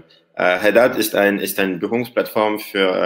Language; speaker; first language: German; non-native, learner; French